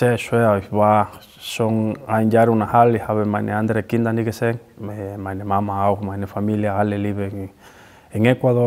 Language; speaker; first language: German; non-native, learner; Spanish